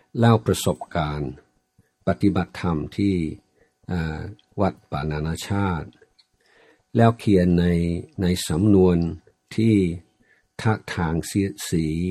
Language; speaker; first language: Thai; non-native, fluent; English